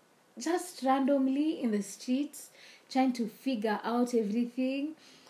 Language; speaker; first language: English; non-native, local second language; Swahili